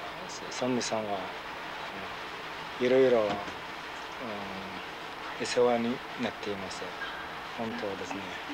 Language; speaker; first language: Japanese; non-native, learner; Arabic